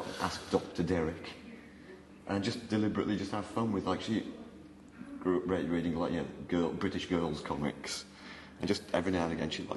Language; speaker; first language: English; native; English